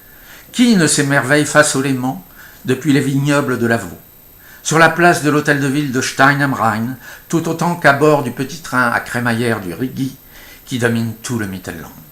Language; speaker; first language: French; native; French